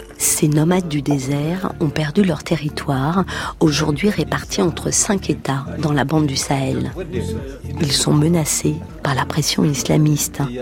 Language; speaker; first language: French; native; French